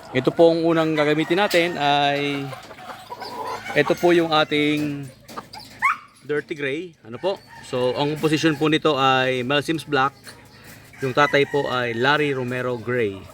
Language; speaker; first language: Filipino; non-native, local second language; Bikol